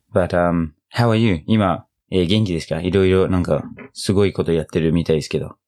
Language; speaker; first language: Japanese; non-native, fluent; English